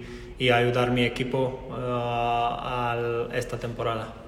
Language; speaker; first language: Spanish; non-native, learner; Croatian